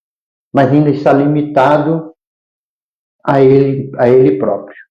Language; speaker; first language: Portuguese; native; Portuguese